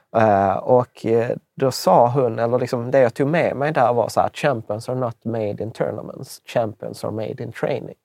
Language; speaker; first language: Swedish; early bilingual, other home language; Czech